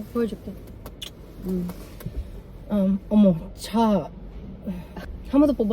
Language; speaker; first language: Korean; non-native, learner; English